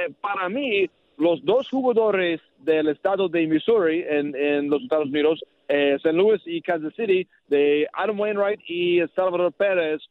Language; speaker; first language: Spanish; non-native, learner; English